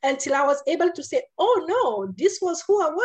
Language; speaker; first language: English; non-native, local second language; French